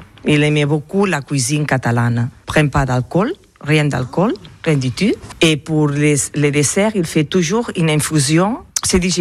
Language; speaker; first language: French; non-native, local second language; Catalan